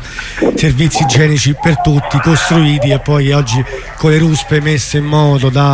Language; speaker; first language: Italian; native; Italian